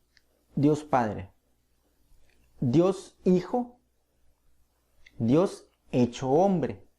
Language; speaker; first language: Spanish; native; Spanish